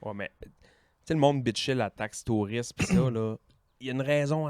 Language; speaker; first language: French; native; French